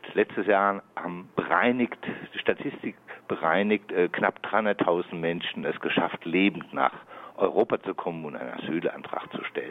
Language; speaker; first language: German; native; German